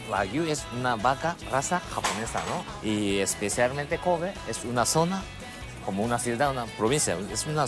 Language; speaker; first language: Spanish; non-native, learner; Japanese